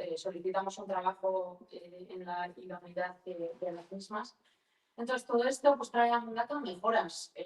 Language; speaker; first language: Spanish; non-native, local second language; Basque